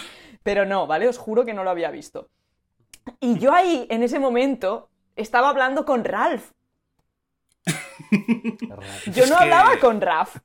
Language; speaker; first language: Spanish; native; Spanish